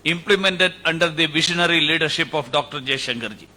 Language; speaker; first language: English; non-native, local second language; Malayalam